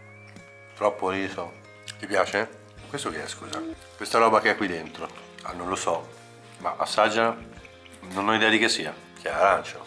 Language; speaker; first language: Italian; native; Italian